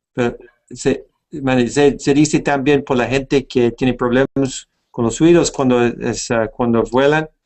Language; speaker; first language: Spanish; non-native, fluent; English